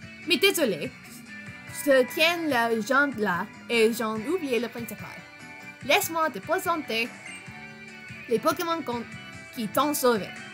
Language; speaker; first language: French; non-native, fluent; English